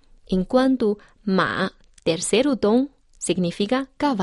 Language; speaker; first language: Portuguese; non-native, fluent; Chinese